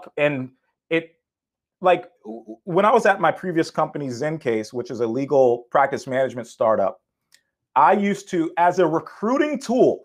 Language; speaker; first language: English; native; English